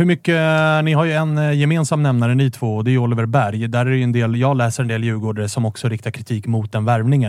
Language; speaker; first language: Swedish; native; Swedish